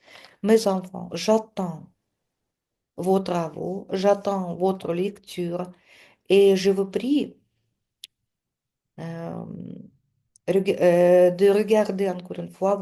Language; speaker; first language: French; non-native, fluent; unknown